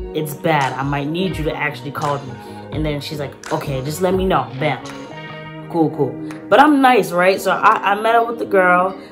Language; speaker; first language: English; native; English